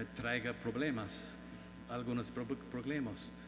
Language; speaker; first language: Spanish; non-native, learner; English